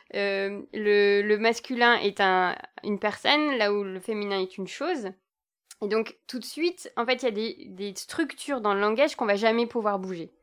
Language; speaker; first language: French; native; French